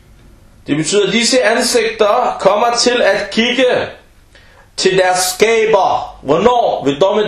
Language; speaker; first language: Danish; early bilingual, other home language; Arabic